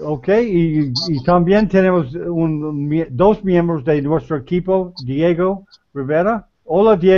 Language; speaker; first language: Spanish; non-native, learner; English